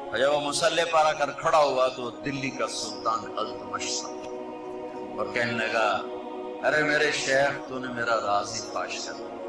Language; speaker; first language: Urdu; non-native, local second language; Punjabi